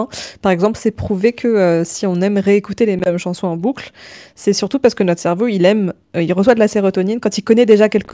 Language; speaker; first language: French; native; French